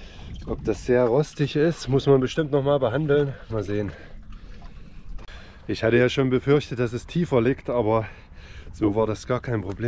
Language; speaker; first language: German; native; German